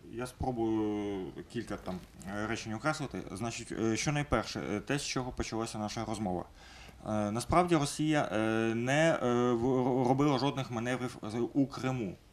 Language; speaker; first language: Ukrainian; non-native, local second language; Russian